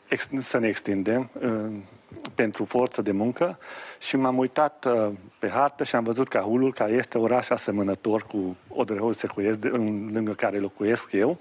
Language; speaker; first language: Romanian; non-native, local second language; Hungarian